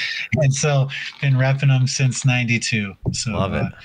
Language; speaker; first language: English; native; English